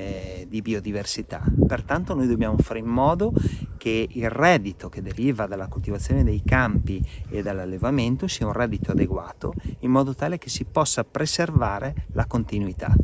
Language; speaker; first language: Italian; native; Italian